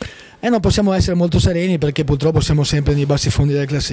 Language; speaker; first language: Italian; native; Italian